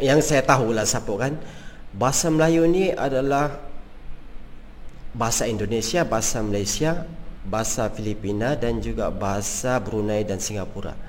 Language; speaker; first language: Malay; native; Malay